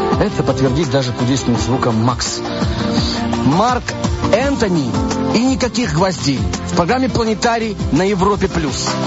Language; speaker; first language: Russian; non-native, local second language; Georgian